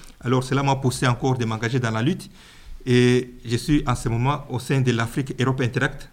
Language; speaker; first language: French; non-native, local second language; Luba-Lulua